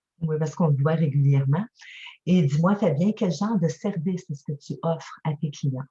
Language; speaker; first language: French; native; French